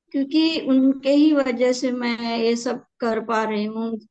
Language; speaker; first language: Hindi; native; Hindi